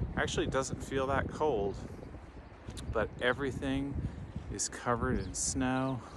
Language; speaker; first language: English; native; English